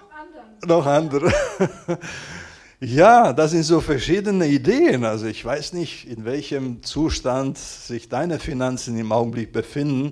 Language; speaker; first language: German; non-native, fluent; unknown